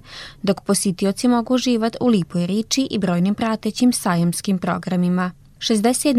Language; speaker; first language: Serbian; native; Serbian